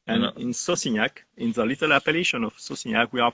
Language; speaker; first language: English; non-native, learner; French